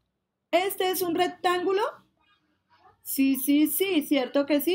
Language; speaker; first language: Spanish; native; Spanish